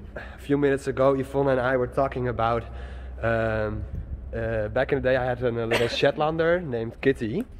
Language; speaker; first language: English; non-native, learner; Western Frisian